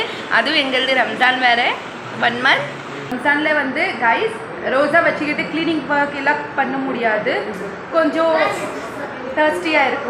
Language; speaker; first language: Tamil; non-native, local second language; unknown